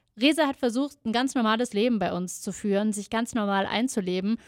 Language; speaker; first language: German; native; German